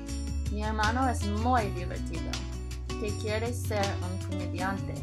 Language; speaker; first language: Spanish; non-native, learner; English